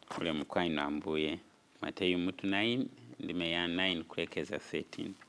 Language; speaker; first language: Nyanja; non-native, fluent; Nyankole